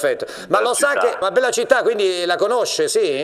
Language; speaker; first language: Italian; native; Italian